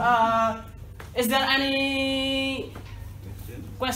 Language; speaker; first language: English; non-native, learner; Indonesian